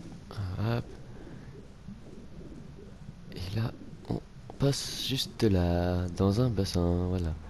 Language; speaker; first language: French; native; French